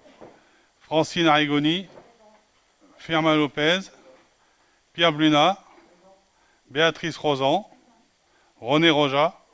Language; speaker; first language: French; native; French